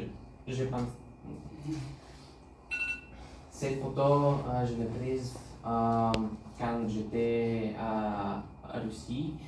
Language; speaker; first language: French; non-native, learner; Bulgarian